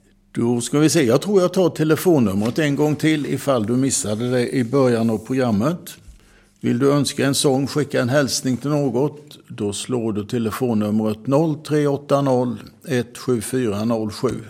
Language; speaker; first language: Swedish; native; Swedish